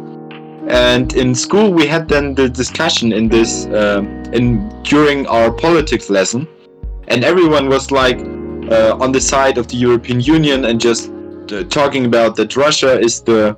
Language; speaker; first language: English; non-native, fluent; German